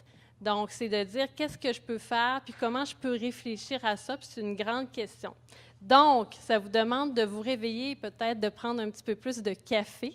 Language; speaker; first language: French; native; French